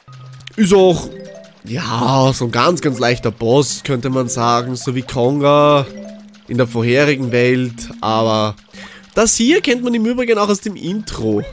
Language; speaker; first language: German; native; German